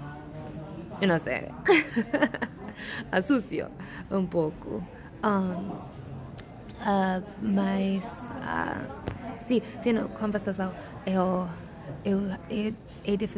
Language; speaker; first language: Portuguese; non-native, learner; English